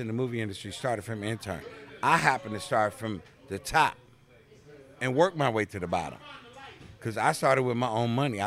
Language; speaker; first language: English; native; English